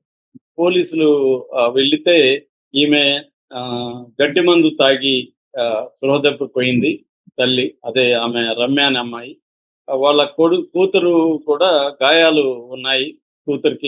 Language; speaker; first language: Telugu; native; Telugu